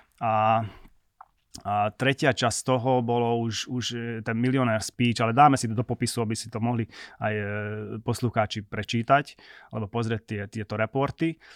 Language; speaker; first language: Slovak; non-native, local second language; Hungarian